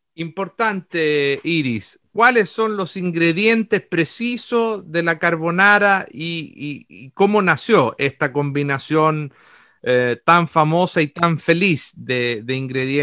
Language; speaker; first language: Spanish; native; Spanish